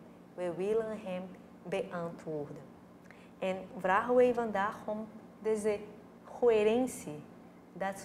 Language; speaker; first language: Dutch; non-native, fluent; Portuguese